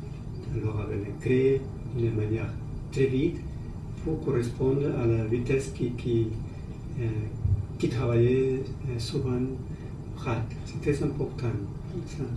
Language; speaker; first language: French; non-native, learner; Spanish